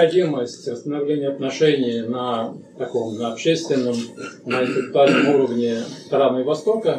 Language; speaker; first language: Russian; native; Russian